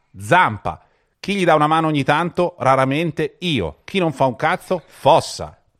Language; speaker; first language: Italian; native; Italian